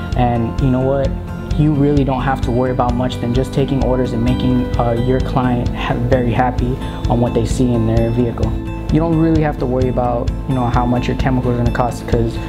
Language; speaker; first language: English; native; English